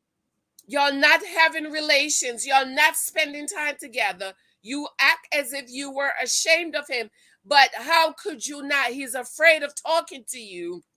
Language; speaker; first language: English; native; English